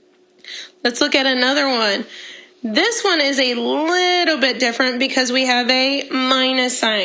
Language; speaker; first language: English; native; English